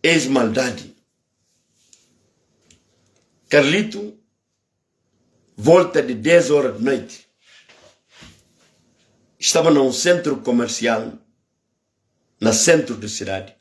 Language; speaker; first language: Portuguese; non-native, local second language; Upper Guinea Crioulo